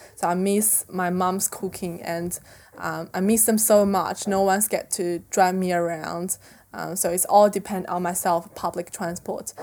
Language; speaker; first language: English; non-native, fluent; Chinese